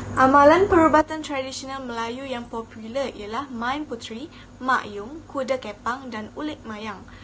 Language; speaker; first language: Malay; native; Malay